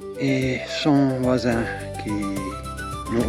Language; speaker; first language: French; non-native, learner; English